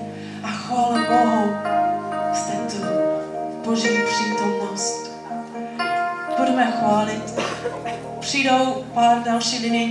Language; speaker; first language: Czech; non-native, learner; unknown